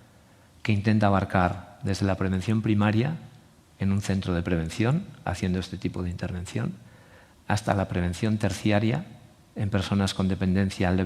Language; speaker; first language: Spanish; native; Spanish